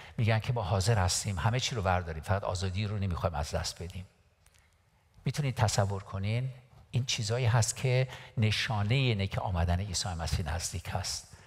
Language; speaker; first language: Persian; non-native, local second language; Armenian